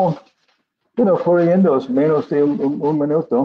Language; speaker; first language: Spanish; non-native, fluent; English